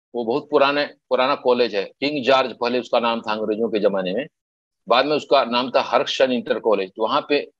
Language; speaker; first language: Hindi; native; Hindi